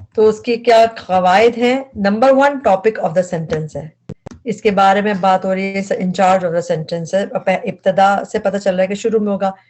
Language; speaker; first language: Urdu; native; Urdu